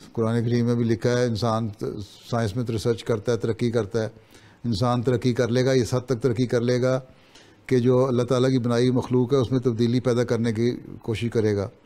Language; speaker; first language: Urdu; native; Urdu